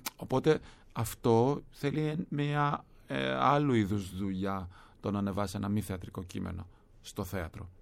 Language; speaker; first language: Greek; native; Greek